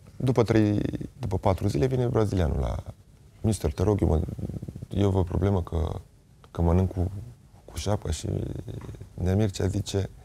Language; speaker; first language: Romanian; native; Romanian